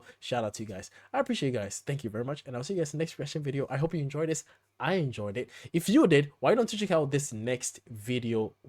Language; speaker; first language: English; native; English